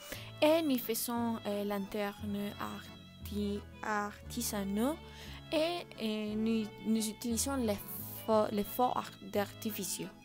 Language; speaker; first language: French; non-native, learner; Spanish